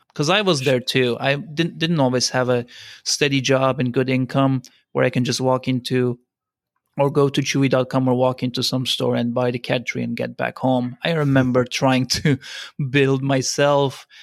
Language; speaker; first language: English; non-native, fluent; Turkish